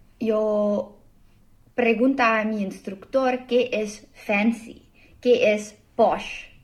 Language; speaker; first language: Spanish; non-native, learner; English